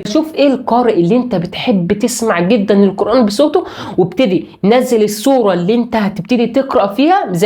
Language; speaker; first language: Arabic; native; Arabic